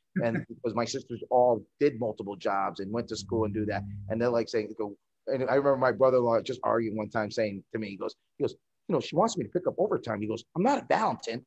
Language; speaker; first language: English; early bilingual, other home language; Spanish